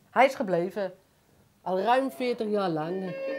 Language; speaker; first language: Dutch; native; Dutch